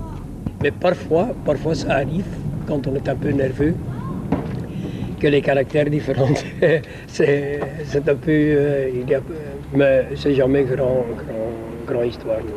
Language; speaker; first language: French; non-native, local second language; Dutch